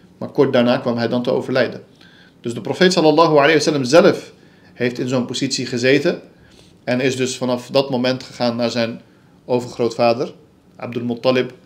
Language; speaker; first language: Dutch; early bilingual, other home language; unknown